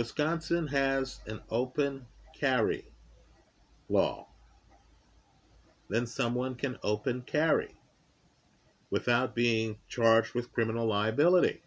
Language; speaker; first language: English; native; English